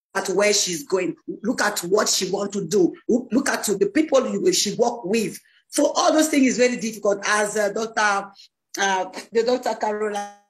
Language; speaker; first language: English; non-native, learner; French